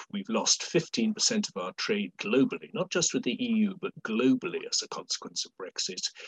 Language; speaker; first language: English; native; English